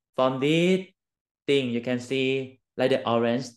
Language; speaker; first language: English; non-native, learner; Thai